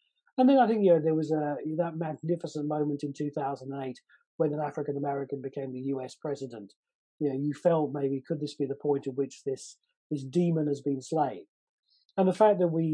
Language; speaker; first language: English; native; English